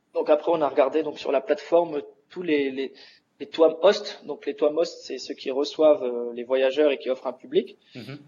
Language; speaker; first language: French; native; French